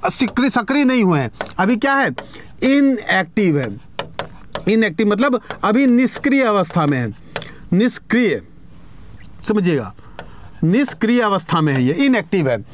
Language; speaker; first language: Hindi; native; Hindi